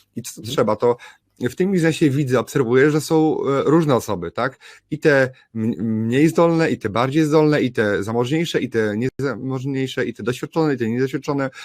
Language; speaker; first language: Polish; native; Polish